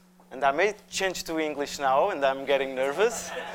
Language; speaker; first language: English; non-native, fluent; Portuguese